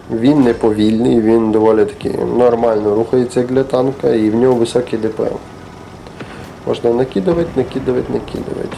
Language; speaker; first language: Ukrainian; native; Ukrainian